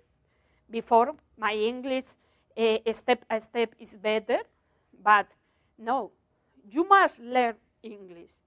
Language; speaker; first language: English; non-native, learner; Spanish